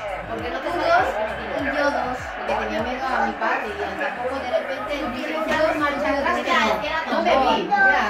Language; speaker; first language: Spanish; early bilingual, other home language; Filipino